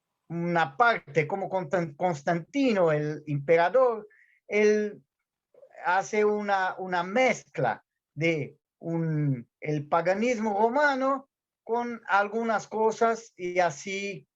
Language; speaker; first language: Spanish; non-native, fluent; Portuguese